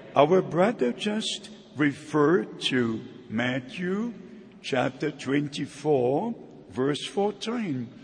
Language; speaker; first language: English; non-native, fluent; German